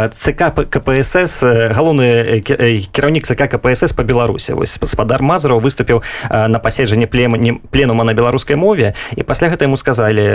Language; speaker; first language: Belarusian; non-native, local second language; Russian